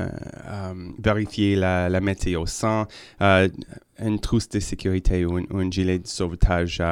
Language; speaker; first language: French; non-native, local second language; English